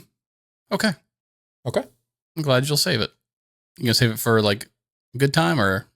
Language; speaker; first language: English; native; English